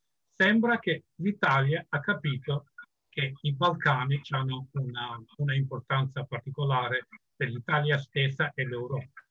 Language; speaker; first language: Italian; non-native, fluent; Albanian